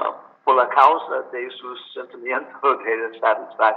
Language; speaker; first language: Spanish; non-native, learner; English